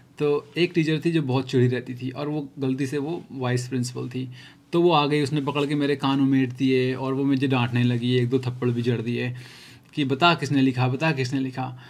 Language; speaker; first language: Hindi; native; Hindi